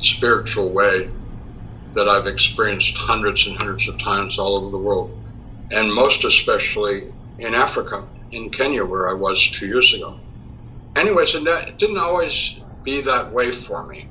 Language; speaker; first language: English; native; English